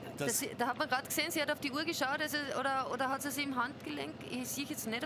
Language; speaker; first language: German; native; German